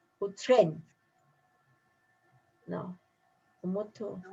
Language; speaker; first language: French; non-native, learner; Spanish